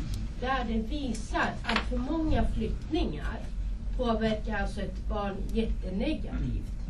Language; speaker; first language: Swedish; non-native, fluent; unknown